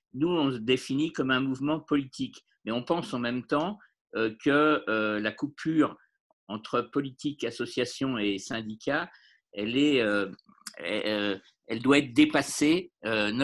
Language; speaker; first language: French; native; French